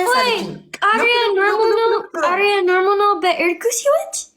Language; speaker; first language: English; non-native, learner; Amharic